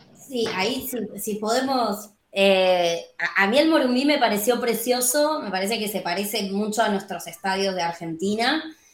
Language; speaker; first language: Spanish; native; Spanish